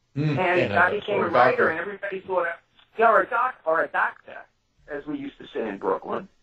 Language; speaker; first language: English; native; English